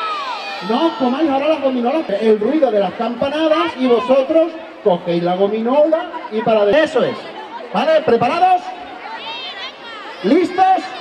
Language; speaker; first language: Spanish; native; Spanish